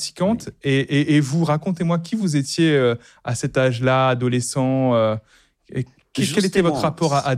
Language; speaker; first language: French; native; French